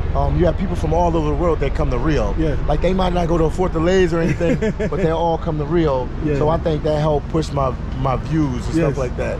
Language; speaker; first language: English; native; English